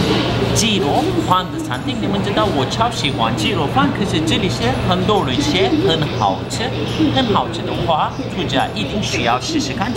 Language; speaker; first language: Chinese; non-native, fluent; Turkish